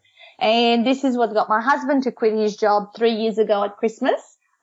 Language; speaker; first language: English; non-native, fluent; Macedonian